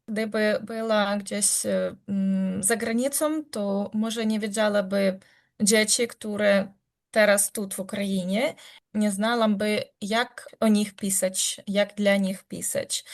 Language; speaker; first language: Polish; non-native, learner; Ukrainian